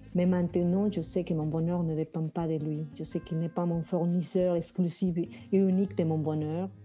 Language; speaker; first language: French; non-native, fluent; Spanish